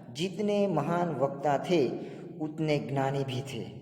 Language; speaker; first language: Hindi; non-native, local second language; Gujarati